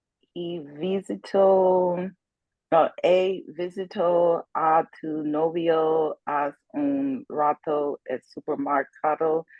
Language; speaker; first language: Spanish; non-native, learner; English